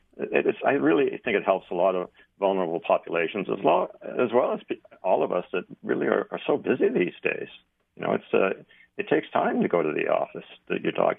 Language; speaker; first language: English; native; English